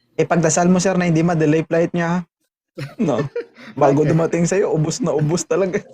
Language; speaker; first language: Filipino; non-native, local second language; Hiligaynon